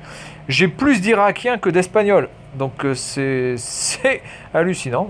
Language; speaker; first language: French; native; French